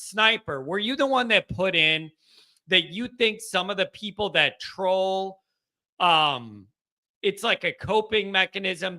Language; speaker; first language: English; native; English